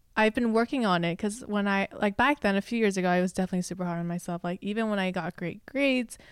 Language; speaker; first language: English; early bilingual, other home language; Chinese